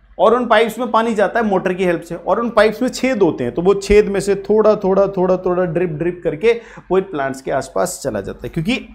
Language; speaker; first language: Hindi; native; Hindi